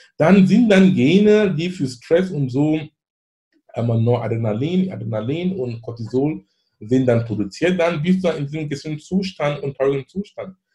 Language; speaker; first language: German; non-native, fluent; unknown